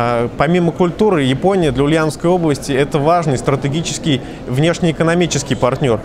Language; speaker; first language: Russian; native; Russian